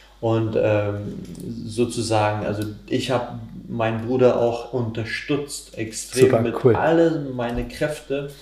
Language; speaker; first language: German; non-native, fluent; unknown